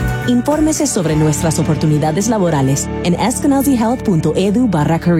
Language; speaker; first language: Spanish; native; Spanish